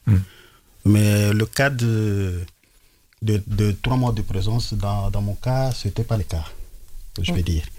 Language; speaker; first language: French; non-native, local second language; Lingala